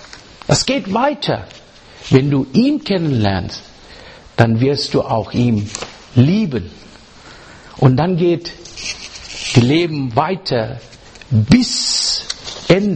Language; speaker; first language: German; non-native, learner; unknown